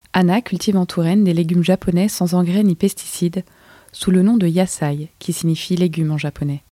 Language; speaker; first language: French; native; French